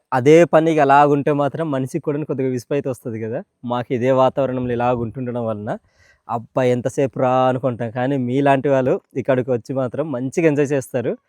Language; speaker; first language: Telugu; non-native, local second language; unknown